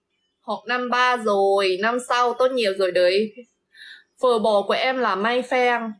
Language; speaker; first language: Vietnamese; non-native, fluent; Lao